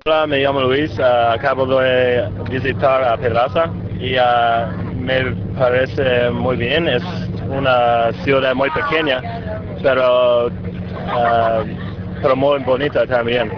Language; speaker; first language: Spanish; non-native, learner; English